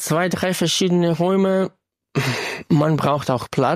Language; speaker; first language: German; non-native, fluent; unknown